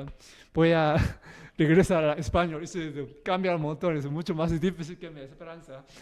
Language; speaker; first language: Spanish; non-native, learner; Korean